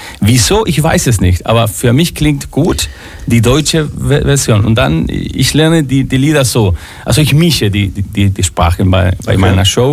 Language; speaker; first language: German; non-native, fluent; Spanish